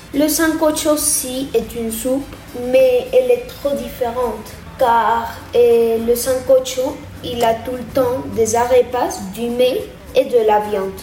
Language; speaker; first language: French; non-native, learner; Spanish